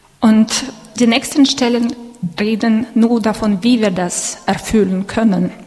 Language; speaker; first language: German; non-native, fluent; Russian